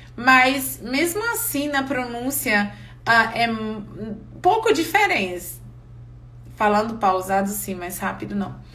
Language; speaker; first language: Portuguese; non-native, fluent; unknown